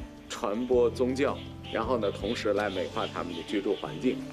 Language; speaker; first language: Chinese; native; Chinese